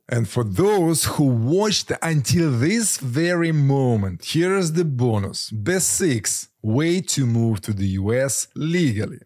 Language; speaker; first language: English; non-native, fluent; Ukrainian